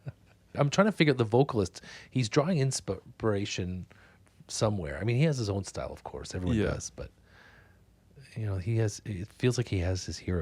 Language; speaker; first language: English; native; English